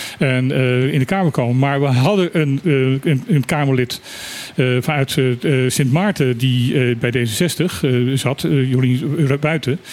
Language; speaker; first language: Dutch; non-native, local second language; Papiamento